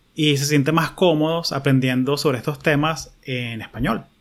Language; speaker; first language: Spanish; early bilingual, heritage; Spanish